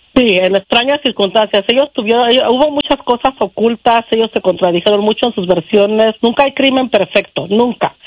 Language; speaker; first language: Spanish; native; Spanish